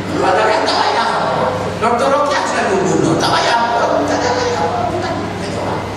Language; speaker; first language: Malay; native; Malay